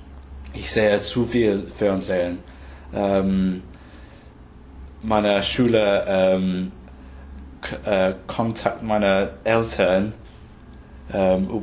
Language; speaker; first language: German; non-native, learner; English